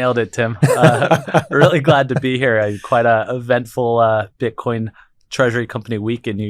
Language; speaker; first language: English; native; English